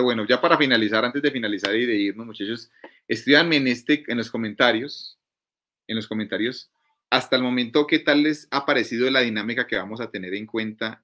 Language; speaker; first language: Spanish; native; Spanish